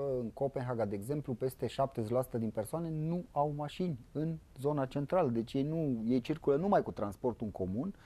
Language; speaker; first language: Romanian; native; Romanian